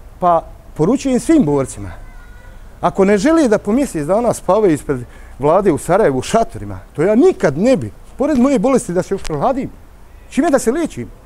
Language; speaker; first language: Serbian; native; Serbian